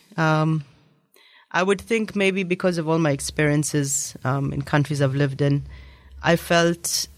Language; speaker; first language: English; native; English